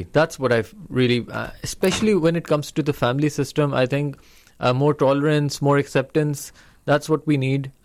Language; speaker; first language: English; non-native, local second language; Urdu